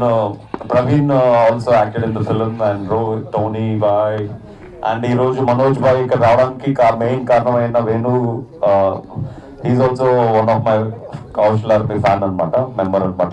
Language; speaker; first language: Telugu; native; Telugu